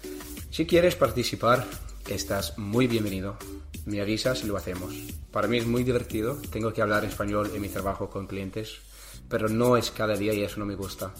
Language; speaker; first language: Spanish; non-native, learner; English